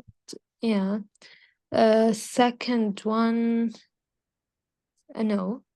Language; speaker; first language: English; non-native, learner; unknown